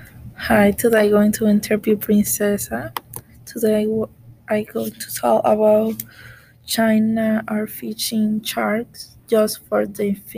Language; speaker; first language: English; non-native, learner; Spanish